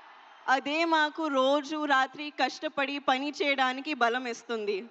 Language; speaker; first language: Telugu; non-native, learner; Hindi